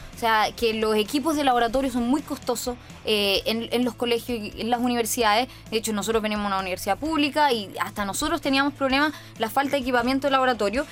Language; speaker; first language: Spanish; early bilingual, other home language; Sindhi